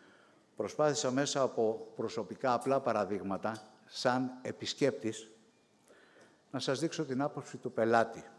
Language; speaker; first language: Greek; native; Greek